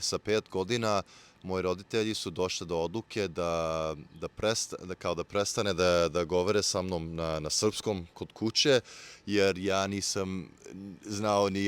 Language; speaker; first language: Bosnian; early bilingual, heritage; Serbian